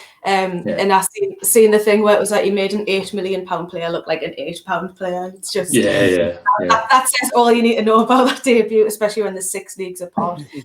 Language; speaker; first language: English; native; English